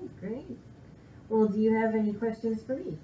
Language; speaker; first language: English; native; English